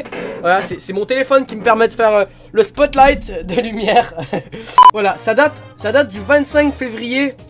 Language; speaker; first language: French; native; French